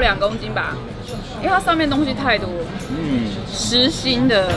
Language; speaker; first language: Chinese; native; Chinese